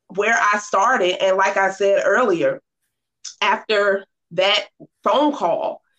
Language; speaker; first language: English; native; English